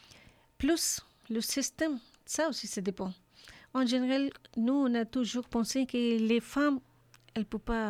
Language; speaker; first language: French; non-native, learner; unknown